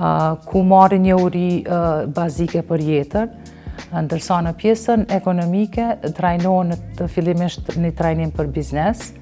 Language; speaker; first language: Albanian; native; Albanian